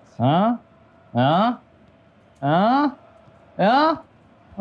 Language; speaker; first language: Macedonian; early bilingual, heritage; German